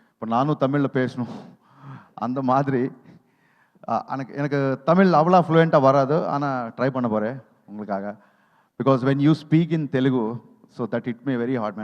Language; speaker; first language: Tamil; non-native, learner; Telugu